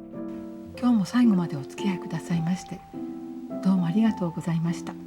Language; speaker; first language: Japanese; native; Japanese